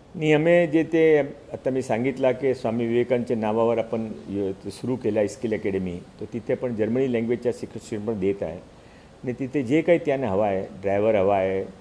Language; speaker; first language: Marathi; non-native, local second language; Hindi